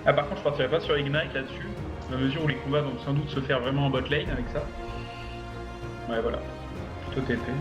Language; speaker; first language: French; native; French